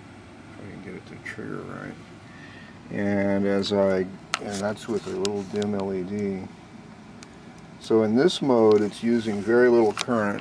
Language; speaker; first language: English; native; English